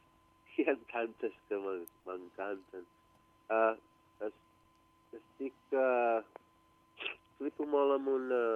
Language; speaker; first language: Catalan; early bilingual, heritage; Catalan